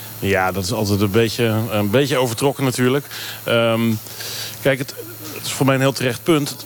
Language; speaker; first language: Dutch; native; Dutch